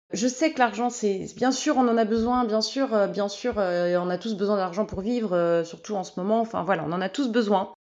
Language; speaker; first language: French; native; French